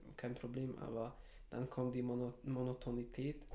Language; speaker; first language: German; non-native, fluent; Hungarian